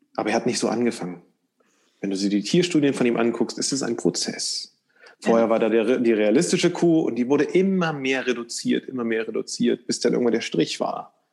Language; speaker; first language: German; native; German